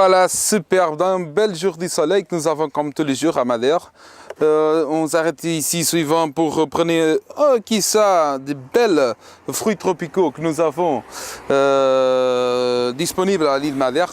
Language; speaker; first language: French; non-native, fluent; Portuguese